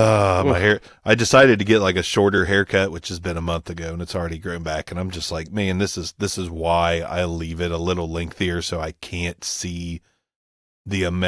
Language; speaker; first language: English; native; English